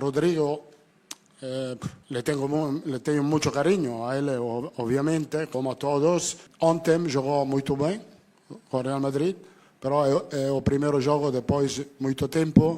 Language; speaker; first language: Portuguese; non-native, learner; Italian